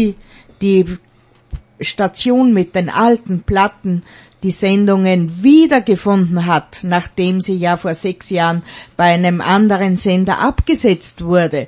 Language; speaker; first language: German; native; German